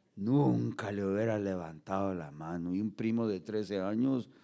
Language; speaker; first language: Spanish; early bilingual, heritage; Spanish